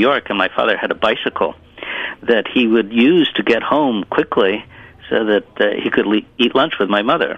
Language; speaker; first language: English; early bilingual, other home language; Italian